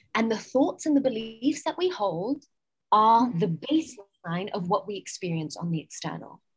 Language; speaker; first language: English; native; English